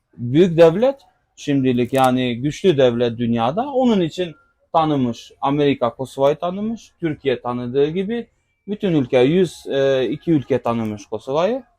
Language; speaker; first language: Turkish; non-native, local second language; Albanian